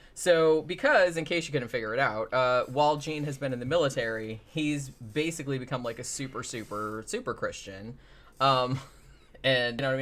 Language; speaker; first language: English; native; English